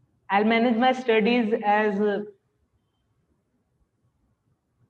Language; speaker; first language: English; non-native, local second language; Hindi